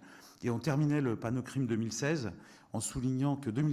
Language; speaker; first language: French; native; French